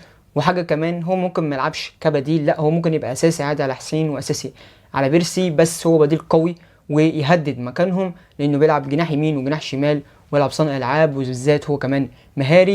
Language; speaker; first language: Arabic; native; Arabic